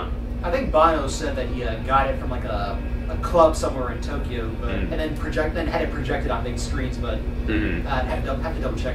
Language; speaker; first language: English; native; English